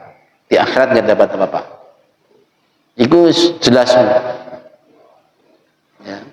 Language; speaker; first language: Indonesian; non-native, local second language; Javanese